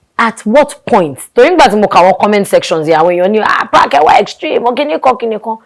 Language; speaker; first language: Yoruba; native; Yoruba